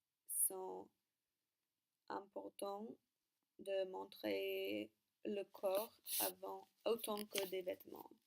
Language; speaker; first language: French; non-native, learner; English